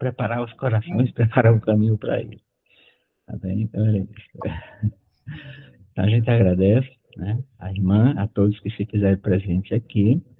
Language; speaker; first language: Portuguese; native; Portuguese